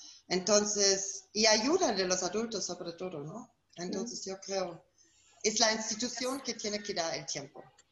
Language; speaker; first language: Spanish; non-native, fluent; German